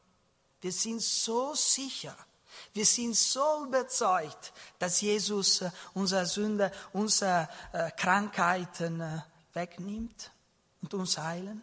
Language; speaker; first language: German; non-native, learner; Italian